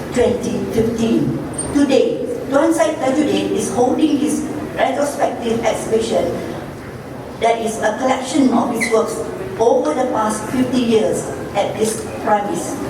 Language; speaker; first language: English; non-native, local second language; Malay